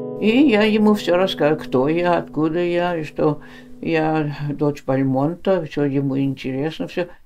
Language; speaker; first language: Russian; early bilingual, heritage; Russian